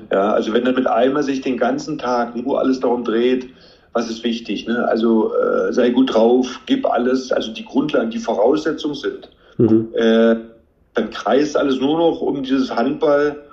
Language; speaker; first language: German; native; German